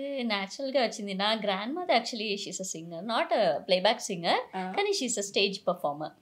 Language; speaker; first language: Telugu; non-native, learner; Malayalam